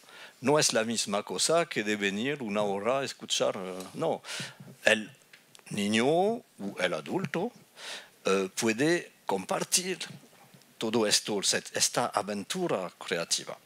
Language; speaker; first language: Spanish; non-native, fluent; French